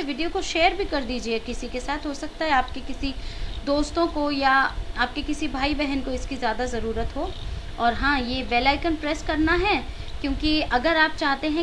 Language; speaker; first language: Hindi; native; Hindi